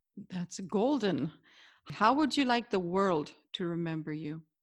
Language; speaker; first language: English; non-native, local second language; Hindi